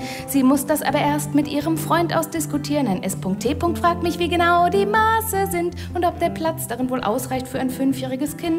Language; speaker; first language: German; native; German